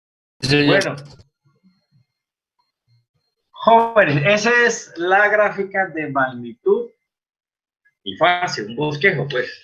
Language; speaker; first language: Spanish; native; Spanish